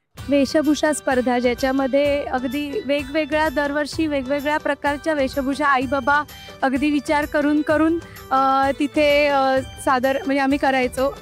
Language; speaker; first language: Marathi; native; Marathi